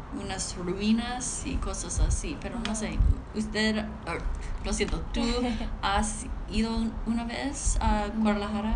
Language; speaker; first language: Spanish; non-native, learner; English